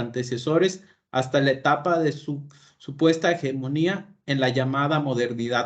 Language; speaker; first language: Spanish; native; Spanish